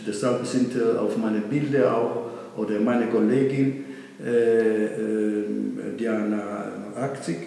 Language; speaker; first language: German; non-native, learner; Italian